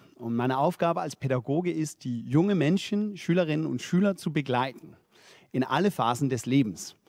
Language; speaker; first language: German; non-native, fluent; Danish